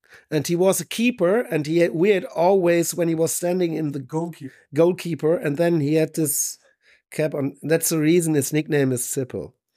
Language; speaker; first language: English; non-native, fluent; German